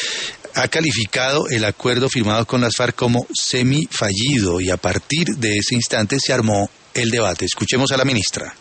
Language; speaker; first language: Spanish; native; Spanish